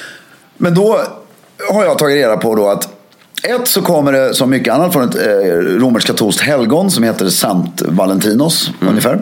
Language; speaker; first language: Swedish; native; Swedish